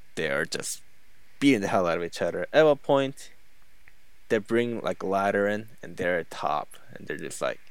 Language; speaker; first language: English; non-native, fluent; Korean